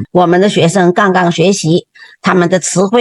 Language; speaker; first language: Chinese; non-native, fluent; Indonesian